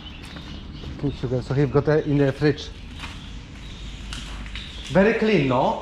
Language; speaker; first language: English; non-native, learner; Polish